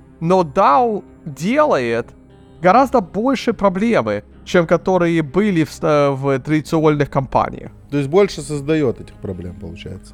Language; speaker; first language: Russian; early bilingual, heritage; Russian